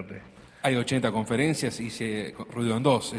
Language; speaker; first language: Spanish; native; Spanish